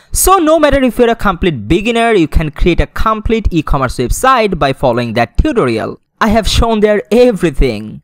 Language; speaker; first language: English; non-native, local second language; Bangla